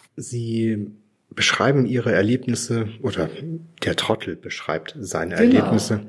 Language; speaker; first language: German; native; German